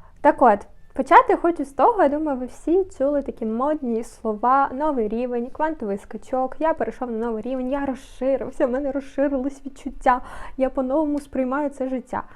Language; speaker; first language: Ukrainian; non-native, local second language; Russian